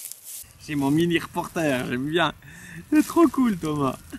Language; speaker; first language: French; native; French